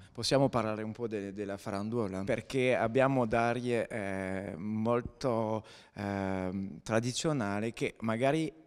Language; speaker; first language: Italian; non-native, learner; French